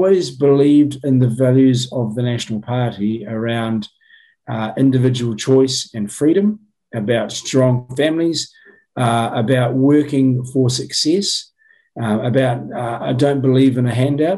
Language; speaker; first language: English; native; English